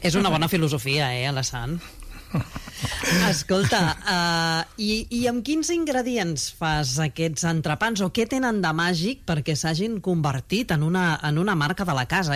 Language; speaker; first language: Catalan; native; Catalan